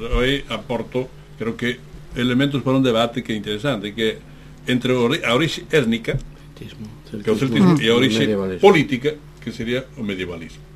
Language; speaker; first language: Galician; native; Galician